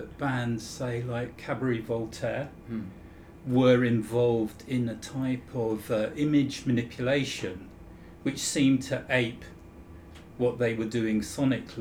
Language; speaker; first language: English; native; English